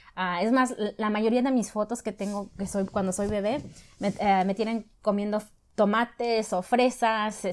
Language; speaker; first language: Spanish; early bilingual, other home language; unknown